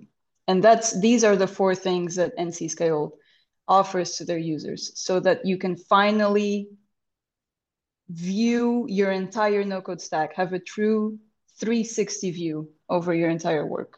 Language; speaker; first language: English; non-native, fluent; Portuguese